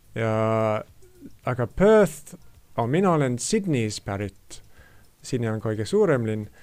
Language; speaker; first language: Estonian; non-native, fluent; English